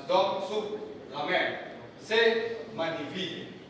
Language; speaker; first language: French; non-native, learner; Indonesian